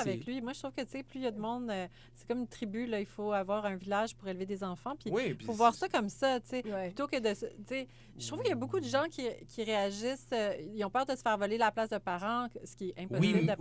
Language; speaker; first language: French; native; French